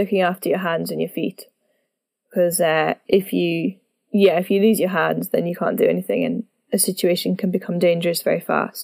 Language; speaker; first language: English; native; English